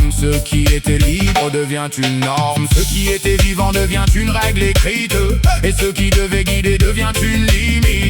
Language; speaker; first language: French; native; French